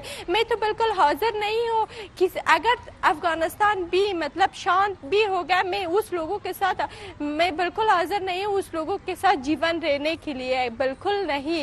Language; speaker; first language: Hindi; non-native, fluent; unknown